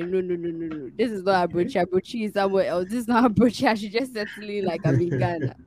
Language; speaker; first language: English; non-native, local second language; Akan